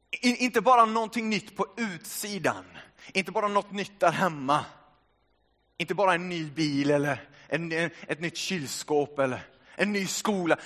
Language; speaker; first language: Swedish; early bilingual, other home language; Finnish